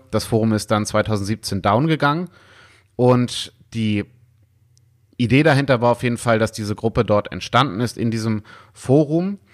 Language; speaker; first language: German; native; German